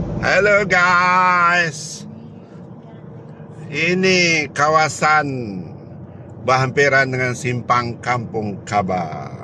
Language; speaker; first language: Malay; native; Malay